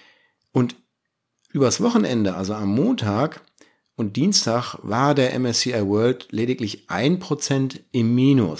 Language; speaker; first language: German; native; German